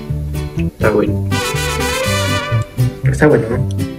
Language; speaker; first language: Spanish; native; Spanish